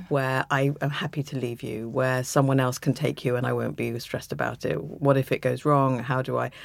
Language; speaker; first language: English; native; English